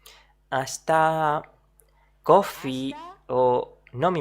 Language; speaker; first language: Japanese; non-native, learner; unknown